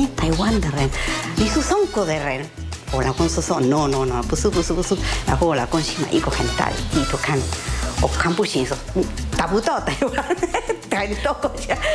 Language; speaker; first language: Chinese; non-native, learner; Spanish